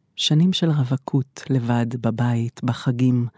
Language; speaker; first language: Hebrew; native; Hebrew